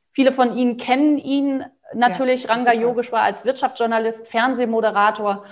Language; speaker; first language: German; native; German